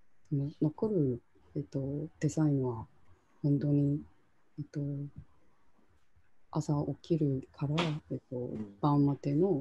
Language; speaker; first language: Japanese; non-native, local second language; Chinese